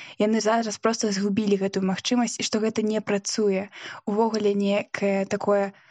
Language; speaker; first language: Belarusian; non-native, local second language; Russian